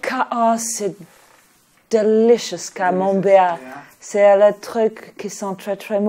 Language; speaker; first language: French; non-native, learner; English